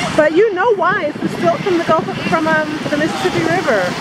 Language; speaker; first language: English; native; English